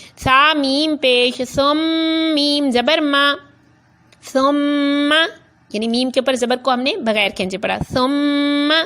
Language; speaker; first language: Urdu; non-native, local second language; Punjabi